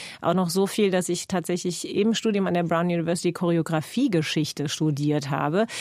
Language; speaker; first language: German; non-native, fluent; English